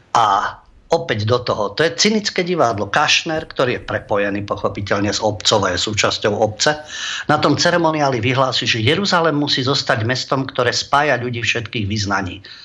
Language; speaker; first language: Slovak; native; Slovak